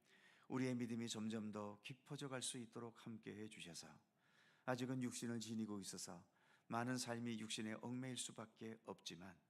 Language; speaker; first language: Korean; native; Korean